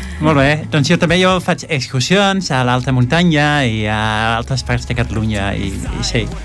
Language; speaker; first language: Catalan; non-native, fluent; Dutch